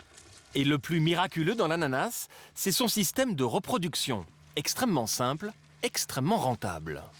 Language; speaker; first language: French; native; French